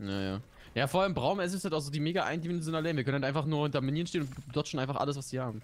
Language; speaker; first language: German; native; German